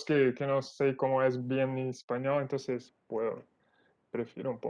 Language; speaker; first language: Spanish; non-native, fluent; Portuguese